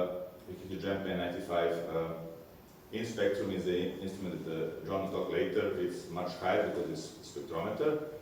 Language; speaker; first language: English; non-native, fluent; Serbian